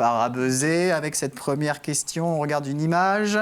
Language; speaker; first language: French; native; French